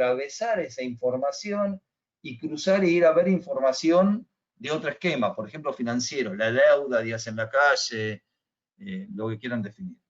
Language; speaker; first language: Spanish; native; Spanish